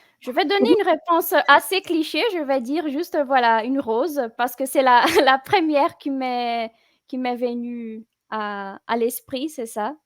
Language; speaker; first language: French; non-native, fluent; Portuguese